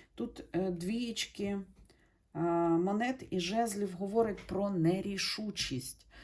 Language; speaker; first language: Ukrainian; native; Ukrainian